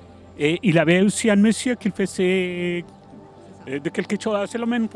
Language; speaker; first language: French; non-native, fluent; Spanish